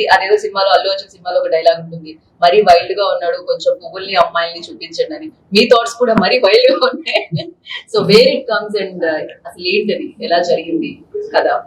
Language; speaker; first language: Telugu; native; Telugu